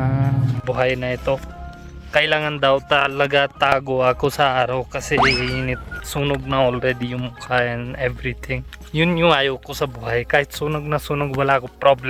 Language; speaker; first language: Filipino; non-native, learner; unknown